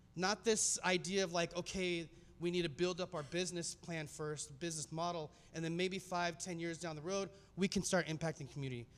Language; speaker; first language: English; native; English